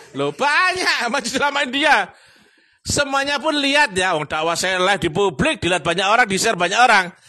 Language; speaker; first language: Indonesian; non-native, local second language; Javanese